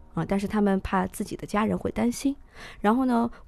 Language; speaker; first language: Chinese; native; Chinese